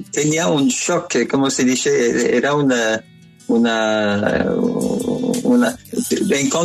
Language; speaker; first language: Spanish; non-native, learner; French